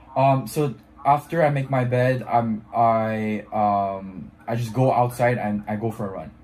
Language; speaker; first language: English; non-native, fluent; French